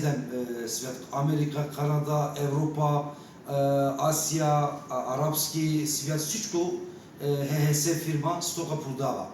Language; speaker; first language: Bulgarian; non-native, learner; Turkish